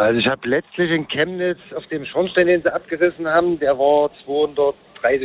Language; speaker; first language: German; native; German